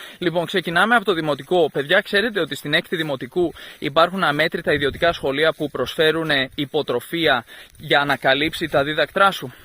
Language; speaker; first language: Greek; native; Greek